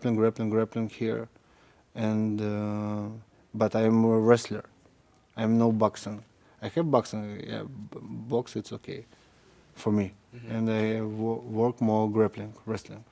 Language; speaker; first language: English; non-native, learner; Russian